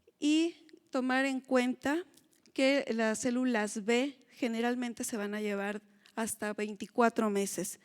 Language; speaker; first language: Spanish; native; Spanish